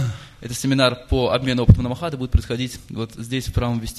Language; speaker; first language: Russian; native; Russian